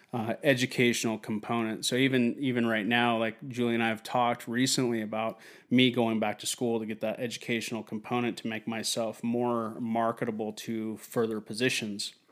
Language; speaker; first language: English; native; English